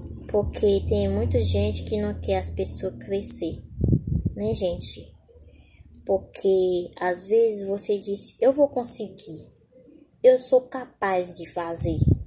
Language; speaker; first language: Portuguese; non-native, learner; Haitian Creole